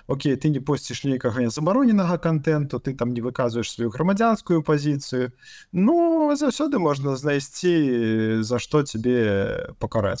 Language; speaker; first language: Belarusian; non-native, local second language; Russian